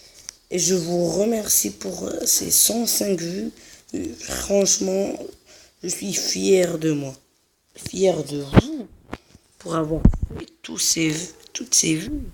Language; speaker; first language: French; non-native, local second language; Arabic